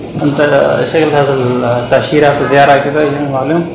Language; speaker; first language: Arabic; non-native, learner; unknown